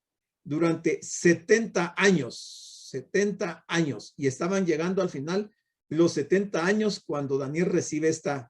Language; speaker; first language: Spanish; native; Spanish